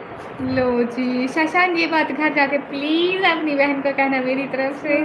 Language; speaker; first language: Hindi; non-native, local second language; Punjabi